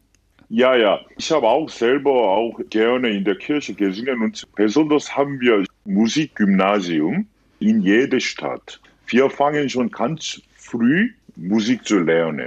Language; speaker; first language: German; non-native, fluent; Korean